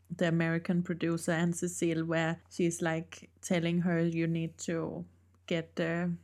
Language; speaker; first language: English; non-native, fluent; Danish